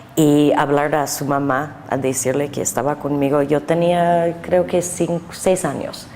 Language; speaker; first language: Spanish; non-native, learner; English